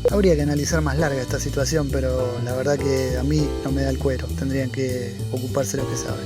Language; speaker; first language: Spanish; native; Spanish